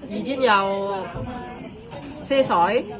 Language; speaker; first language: Cantonese; non-native, learner; Indonesian